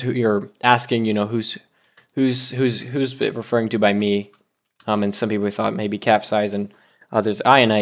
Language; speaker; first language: English; native; English